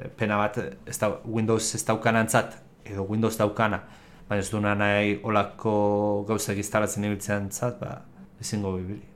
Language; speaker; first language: Basque; native; Basque